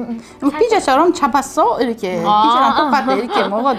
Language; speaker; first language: Korean; non-native, learner; Russian